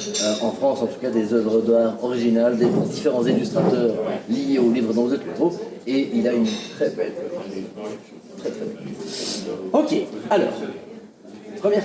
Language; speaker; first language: French; native; French